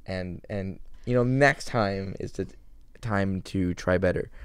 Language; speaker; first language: English; native; English